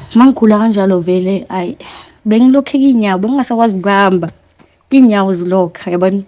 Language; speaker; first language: Zulu; native; Zulu